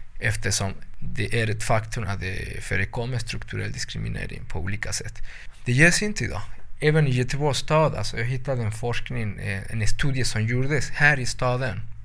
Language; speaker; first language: Swedish; non-native, fluent; Spanish